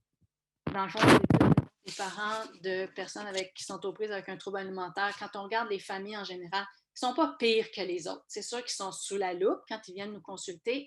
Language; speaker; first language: French; native; French